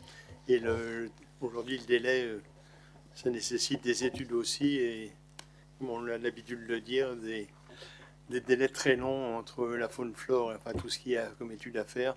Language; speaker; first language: French; native; French